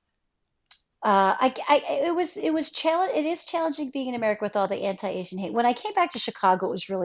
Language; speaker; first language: English; native; English